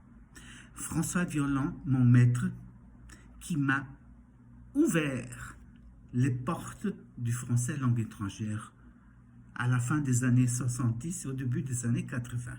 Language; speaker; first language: French; non-native, fluent; Portuguese